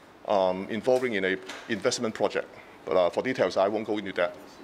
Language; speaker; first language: English; non-native, local second language; Cantonese